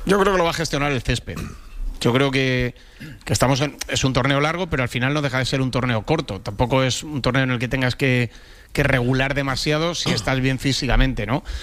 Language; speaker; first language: Spanish; native; Spanish